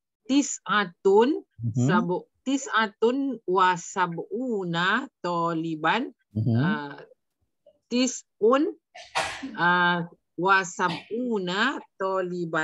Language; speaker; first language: Arabic; non-native, learner; Malay